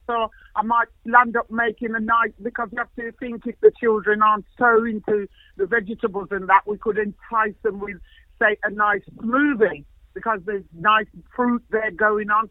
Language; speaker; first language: English; native; English